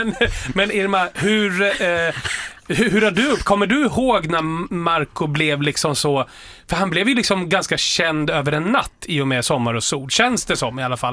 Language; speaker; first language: Swedish; native; Swedish